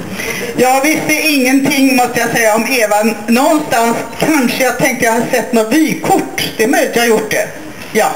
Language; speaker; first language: Swedish; native; Swedish